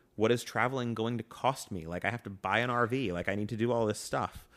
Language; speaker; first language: English; native; English